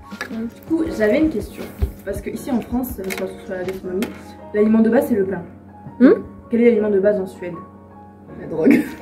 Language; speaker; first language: French; native; French